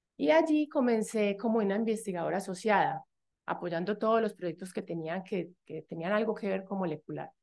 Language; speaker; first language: Spanish; native; Spanish